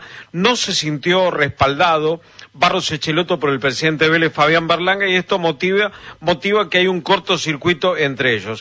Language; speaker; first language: Spanish; native; Spanish